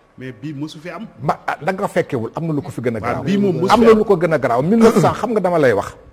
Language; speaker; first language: Wolof; non-native, local second language; Fula